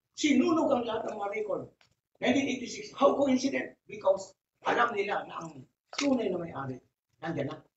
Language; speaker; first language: Filipino; non-native, local second language; Bikol